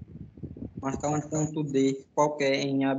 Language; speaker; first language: Portuguese; native; Portuguese